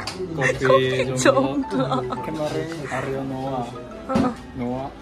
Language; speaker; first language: Indonesian; non-native, fluent; Japanese